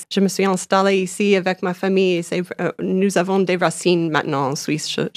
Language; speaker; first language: French; non-native, learner; English